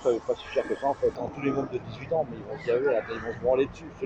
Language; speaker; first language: French; native; French